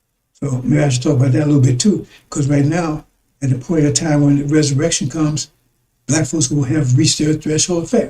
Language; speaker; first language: English; native; English